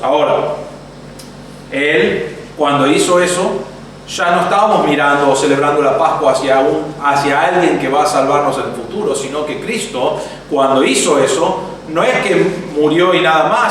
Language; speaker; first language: Spanish; native; Spanish